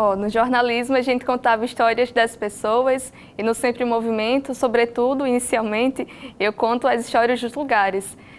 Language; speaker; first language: Portuguese; native; Portuguese